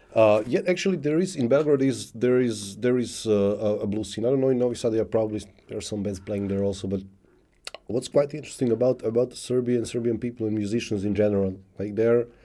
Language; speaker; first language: English; non-native, fluent; Serbian